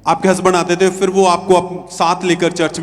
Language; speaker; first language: Hindi; native; Hindi